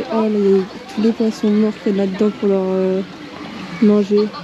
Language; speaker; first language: French; native; French